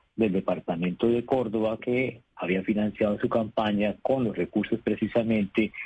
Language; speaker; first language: Spanish; native; Spanish